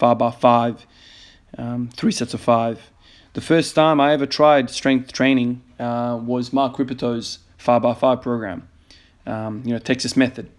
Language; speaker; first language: English; native; English